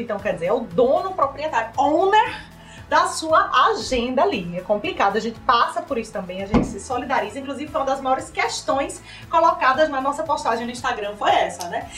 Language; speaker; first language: Portuguese; native; Portuguese